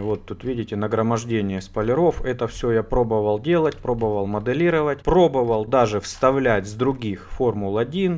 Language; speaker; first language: Russian; native; Russian